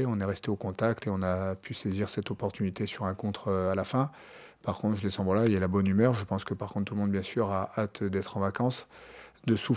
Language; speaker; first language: French; native; French